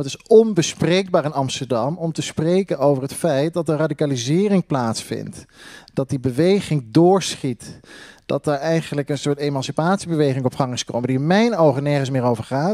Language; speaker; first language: Dutch; native; Dutch